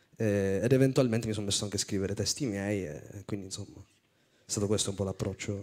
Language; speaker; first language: Italian; early bilingual, other home language; Amharic